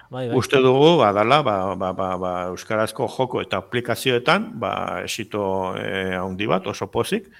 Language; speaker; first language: Basque; native; Basque